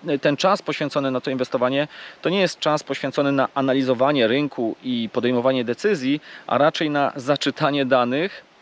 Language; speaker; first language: Polish; native; Polish